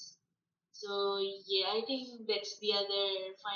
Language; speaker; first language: English; non-native, fluent; Malay